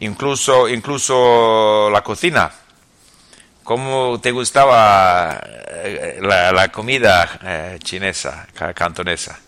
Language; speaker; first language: Spanish; non-native, fluent; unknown